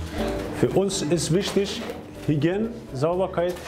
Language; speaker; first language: German; non-native, learner; Turkish